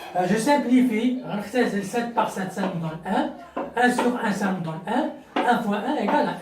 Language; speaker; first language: French; non-native, local second language; Arabic